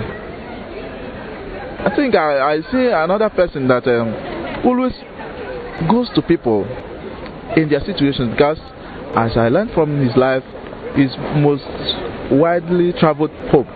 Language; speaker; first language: English; non-native, local second language; Igbo